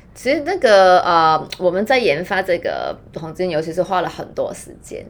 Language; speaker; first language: Chinese; non-native, fluent; Cantonese